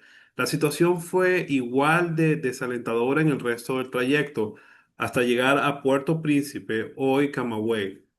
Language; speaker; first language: Spanish; native; Spanish